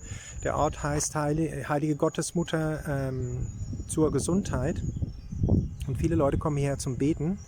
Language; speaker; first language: German; non-native, fluent; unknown